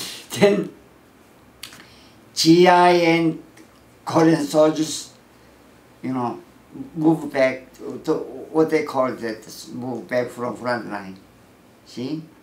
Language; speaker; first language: English; non-native, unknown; Korean